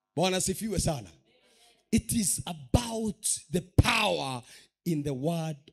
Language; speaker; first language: English; non-native, local second language; Swahili